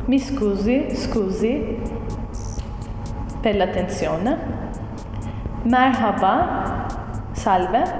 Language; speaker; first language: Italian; non-native, fluent; Turkish